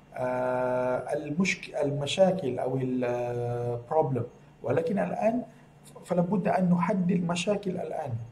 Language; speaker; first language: Arabic; non-native, fluent; Malay